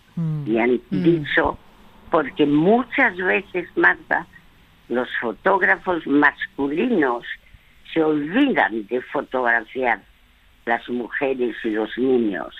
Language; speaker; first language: Spanish; early bilingual, other home language; French